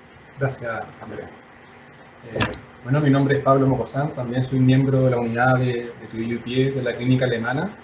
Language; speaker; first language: Spanish; native; Spanish